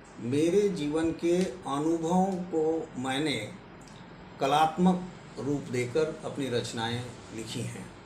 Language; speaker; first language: Hindi; native; Hindi